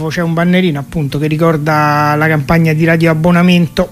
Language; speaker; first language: Italian; native; Italian